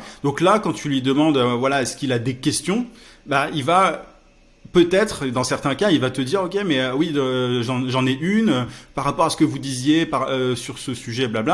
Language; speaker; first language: French; native; French